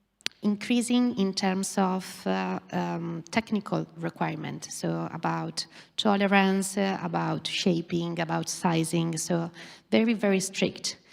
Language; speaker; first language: English; non-native, fluent; Italian